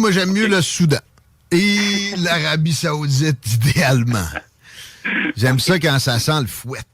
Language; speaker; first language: French; native; French